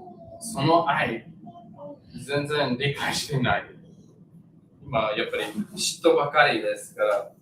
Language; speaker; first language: Japanese; non-native, learner; English